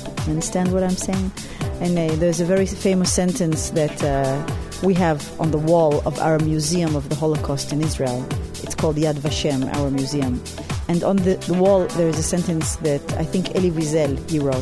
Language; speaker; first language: English; early bilingual, other home language; Hebrew